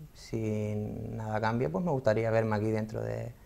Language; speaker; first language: Spanish; native; Spanish